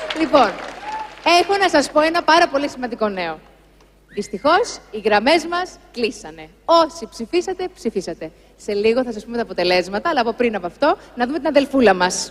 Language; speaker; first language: Greek; native; Greek